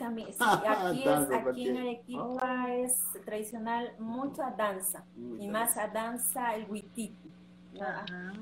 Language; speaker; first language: Portuguese; non-native, learner; Spanish